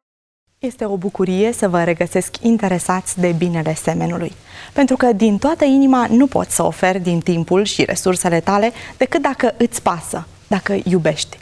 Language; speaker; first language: Romanian; native; Romanian